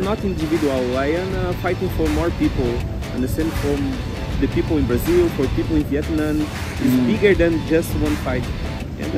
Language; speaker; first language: English; non-native, fluent; Portuguese